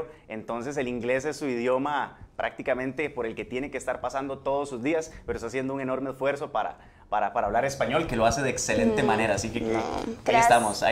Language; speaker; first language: Spanish; native; Spanish